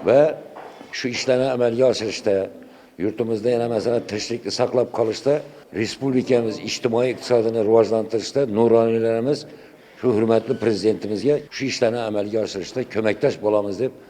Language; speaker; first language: Uzbek; native; Uzbek